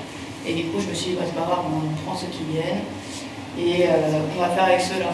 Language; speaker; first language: French; native; French